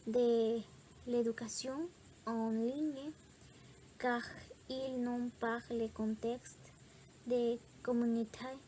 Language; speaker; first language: French; non-native, learner; Spanish